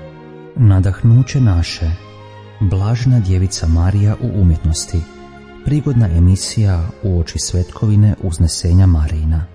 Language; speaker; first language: Croatian; native; Croatian